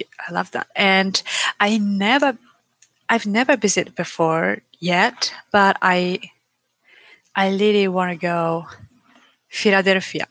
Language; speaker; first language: English; non-native, learner; Japanese